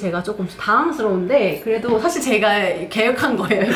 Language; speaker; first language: Korean; native; Korean